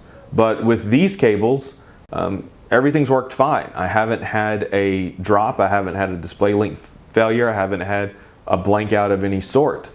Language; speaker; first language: English; native; English